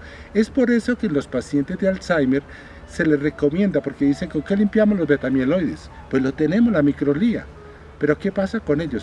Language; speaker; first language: Spanish; native; Spanish